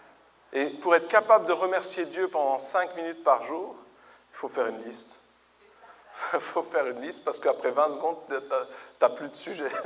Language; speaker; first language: French; native; French